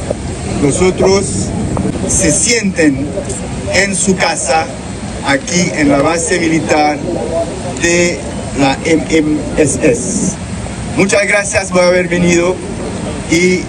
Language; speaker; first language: Spanish; non-native, fluent; Haitian Creole